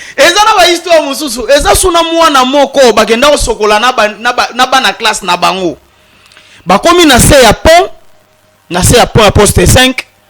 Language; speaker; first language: Lingala; non-native, local second language; Kongo